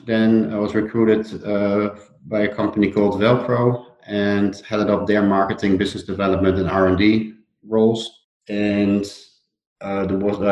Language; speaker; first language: English; non-native, fluent; Dutch